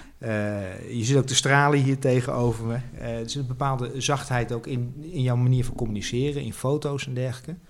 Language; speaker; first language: Dutch; native; Dutch